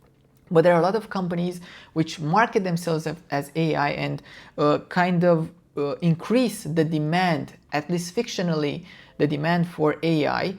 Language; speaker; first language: English; non-native, fluent; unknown